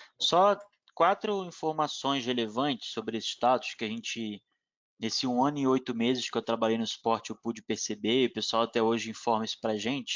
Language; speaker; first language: Portuguese; native; Portuguese